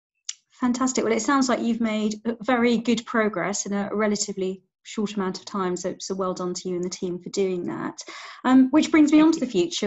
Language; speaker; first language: English; native; English